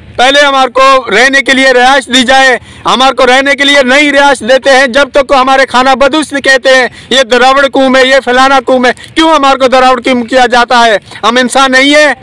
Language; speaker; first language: Urdu; non-native, local second language; Sindhi